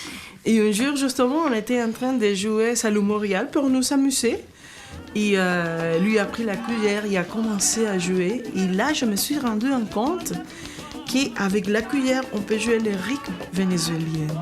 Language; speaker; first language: French; non-native, fluent; Spanish